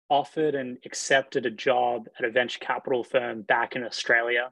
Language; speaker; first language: English; native; English